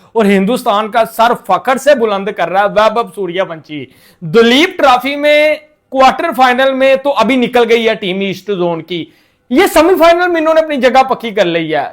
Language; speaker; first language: Urdu; non-native, local second language; Punjabi